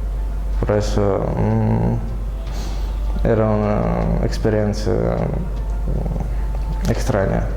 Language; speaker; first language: Spanish; non-native, fluent; Russian